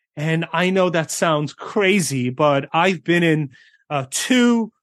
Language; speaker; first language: English; early bilingual, other home language; Korean